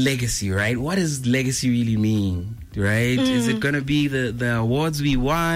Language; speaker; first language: English; non-native, local second language; Tswana